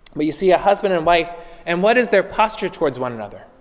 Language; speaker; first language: English; native; English